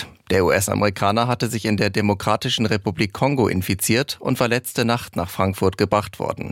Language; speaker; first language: German; native; German